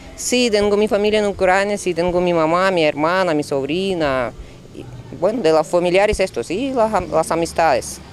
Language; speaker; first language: Spanish; non-native, fluent; Ukrainian